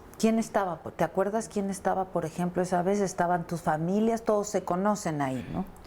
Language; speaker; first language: Spanish; native; Spanish